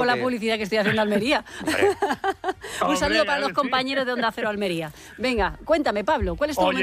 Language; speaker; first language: Spanish; native; Spanish